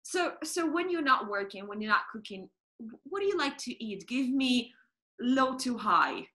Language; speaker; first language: English; non-native, fluent; Turkish